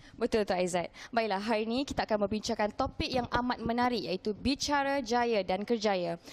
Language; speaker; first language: Malay; native; Malay